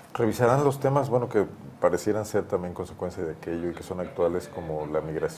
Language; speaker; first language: Spanish; native; Spanish